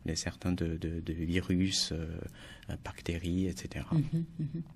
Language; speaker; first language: French; non-native, fluent; Chinese